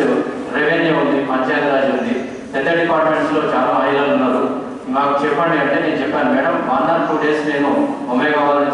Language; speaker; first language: Telugu; native; Telugu